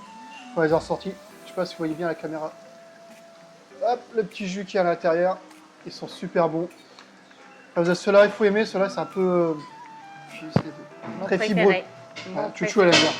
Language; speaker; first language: French; native; French